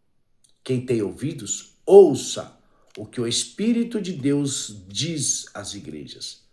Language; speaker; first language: Portuguese; native; Portuguese